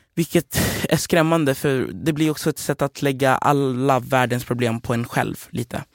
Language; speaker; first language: Swedish; early bilingual, other home language; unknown